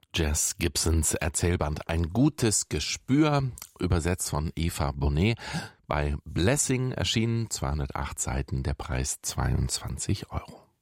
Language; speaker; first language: German; native; German